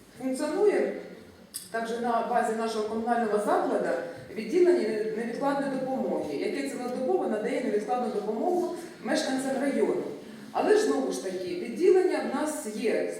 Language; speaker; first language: Ukrainian; native; Ukrainian